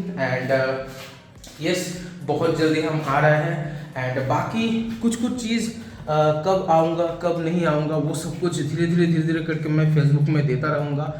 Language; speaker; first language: Hindi; non-native, local second language; Bangla